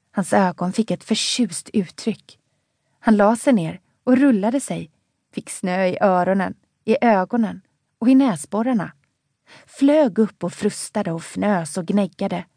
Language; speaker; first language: Swedish; native; Swedish